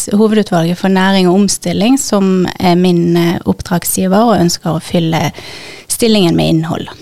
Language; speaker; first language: Norwegian; native; Norwegian